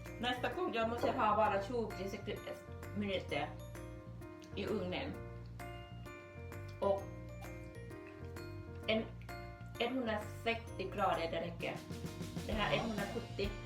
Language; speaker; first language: Swedish; non-native, learner; Thai